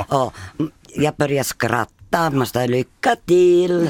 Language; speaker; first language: Swedish; non-native, fluent; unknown